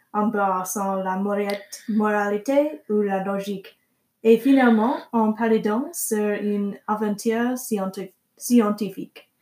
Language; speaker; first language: French; non-native, learner; English